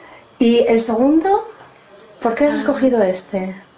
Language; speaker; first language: Spanish; native; Spanish